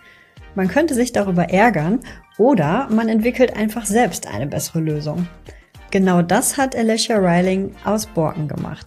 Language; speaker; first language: German; native; German